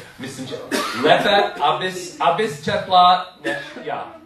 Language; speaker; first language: Czech; non-native, fluent; English